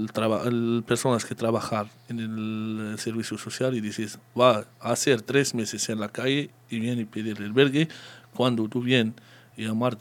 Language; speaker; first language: Spanish; non-native, learner; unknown